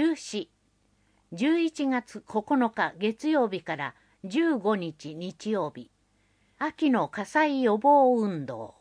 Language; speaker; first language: Japanese; native; Japanese